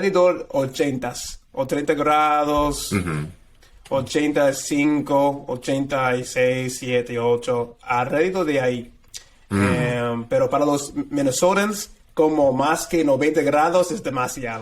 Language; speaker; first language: Spanish; non-native, fluent; English